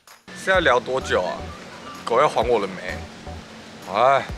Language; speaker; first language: Chinese; native; Chinese